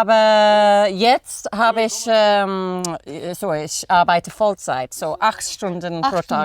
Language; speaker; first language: German; non-native, learner; English